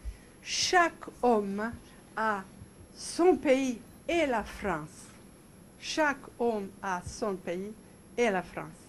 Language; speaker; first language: French; non-native, fluent; Serbian